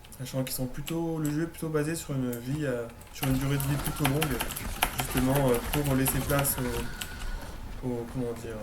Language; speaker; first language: French; native; French